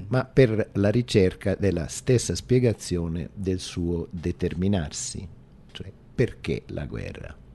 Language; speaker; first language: Italian; native; Italian